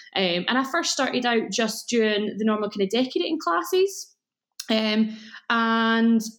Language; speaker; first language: English; native; English